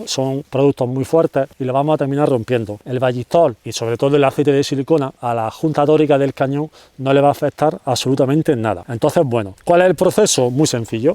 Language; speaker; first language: Spanish; native; Spanish